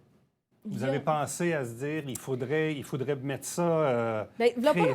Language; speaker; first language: French; native; French